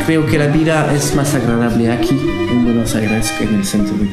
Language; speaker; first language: Spanish; non-native, learner; French